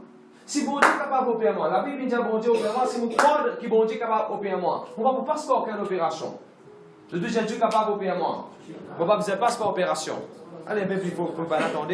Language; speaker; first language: French; non-native, local second language; Morisyen